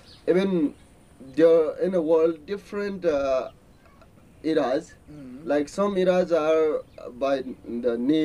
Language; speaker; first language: English; non-native, learner; Newari